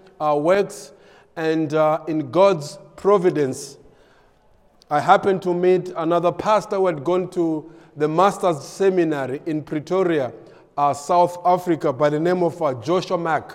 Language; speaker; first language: English; non-native, local second language; Nyanja